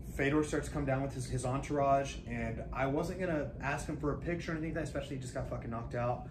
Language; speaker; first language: English; native; English